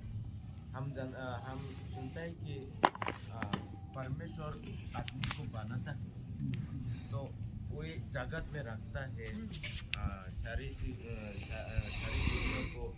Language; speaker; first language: Hindi; non-native, local second language; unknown